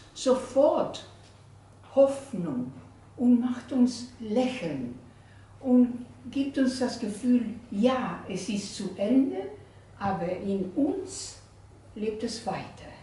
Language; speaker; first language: German; non-native, fluent; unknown